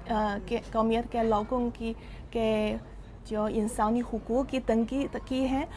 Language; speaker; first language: Hindi; non-native, fluent; Chinese